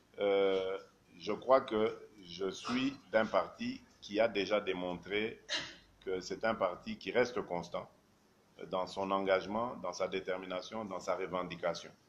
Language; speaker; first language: French; non-native, local second language; Luba-Lulua